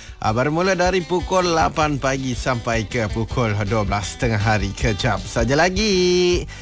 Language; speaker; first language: Malay; non-native, local second language; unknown